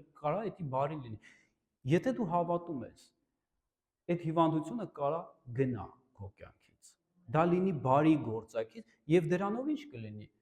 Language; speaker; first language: Armenian; native; Armenian